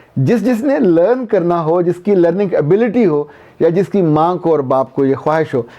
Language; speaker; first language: Urdu; non-native, local second language; Punjabi